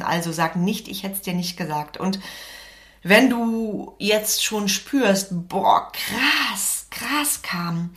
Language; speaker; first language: German; native; German